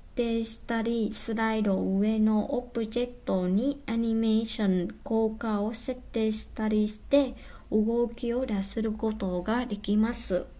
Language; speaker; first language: Japanese; non-native, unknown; Vietnamese